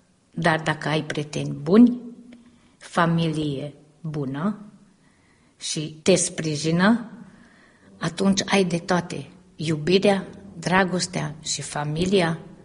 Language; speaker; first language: Romanian; early bilingual, heritage; Romanian